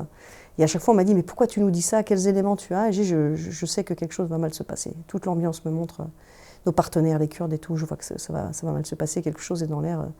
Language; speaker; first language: French; native; French